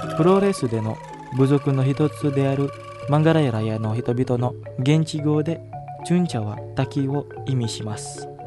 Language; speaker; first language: Japanese; non-native, fluent; Indonesian